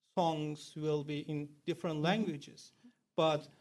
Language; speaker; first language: English; non-native, fluent; Turkish